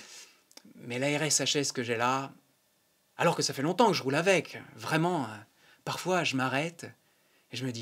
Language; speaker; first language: French; native; French